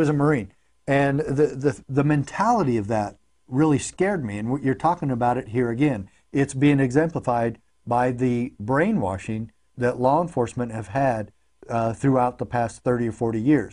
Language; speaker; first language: English; native; English